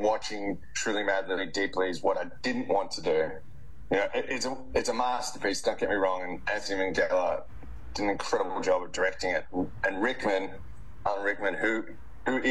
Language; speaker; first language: English; native; English